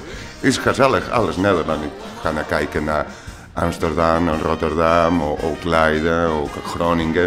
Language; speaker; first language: Dutch; non-native, learner; Catalan